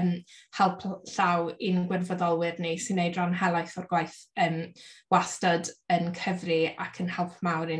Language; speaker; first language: Welsh; native; Welsh